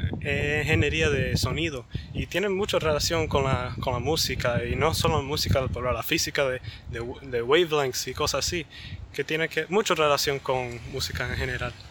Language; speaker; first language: Spanish; early bilingual, heritage; Spanish